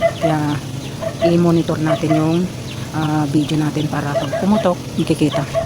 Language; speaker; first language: Filipino; non-native, local second language; Iloko